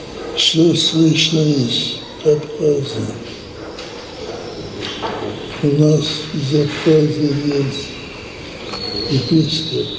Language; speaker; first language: Russian; non-native, local second language; Georgian